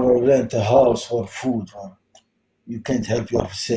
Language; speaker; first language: English; non-native, local second language; Arabic